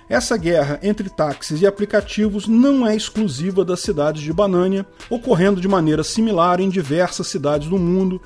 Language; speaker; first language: Portuguese; native; Portuguese